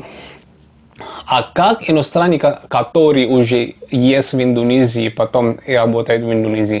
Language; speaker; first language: Russian; non-native, learner; Javanese